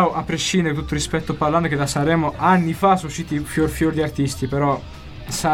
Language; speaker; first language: Italian; native; Italian